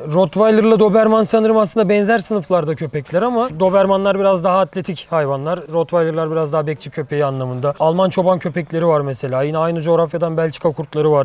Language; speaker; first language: Turkish; native; Turkish